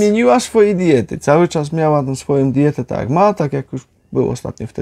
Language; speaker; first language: Polish; native; Polish